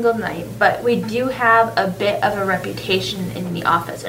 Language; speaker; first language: English; native; English